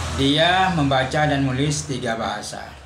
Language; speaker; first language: Indonesian; non-native, local second language; Madurese